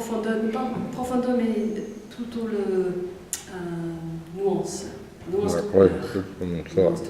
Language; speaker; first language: French; non-native, learner; English